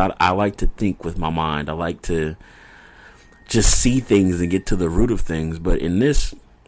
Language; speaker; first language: English; native; English